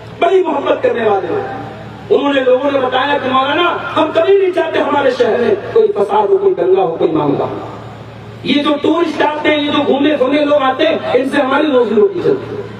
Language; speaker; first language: Urdu; native; Urdu